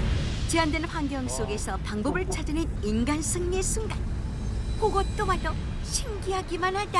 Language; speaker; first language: Korean; native; Korean